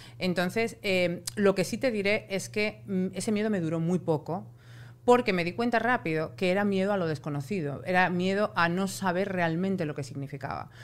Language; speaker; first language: Spanish; native; Spanish